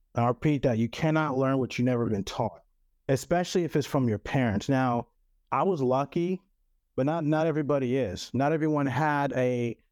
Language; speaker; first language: English; non-native, local second language; French